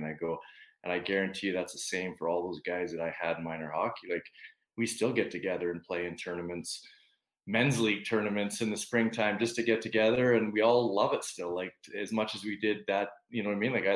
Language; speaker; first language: English; native; English